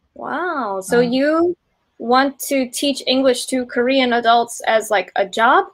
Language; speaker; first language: English; non-native, fluent; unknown